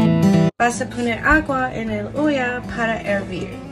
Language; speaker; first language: Spanish; non-native, learner; English